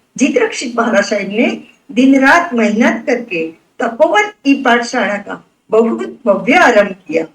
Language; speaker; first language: Hindi; non-native, local second language; Gujarati